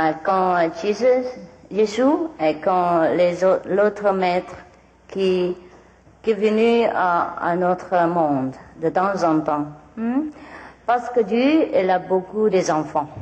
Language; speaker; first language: French; non-native, learner; Vietnamese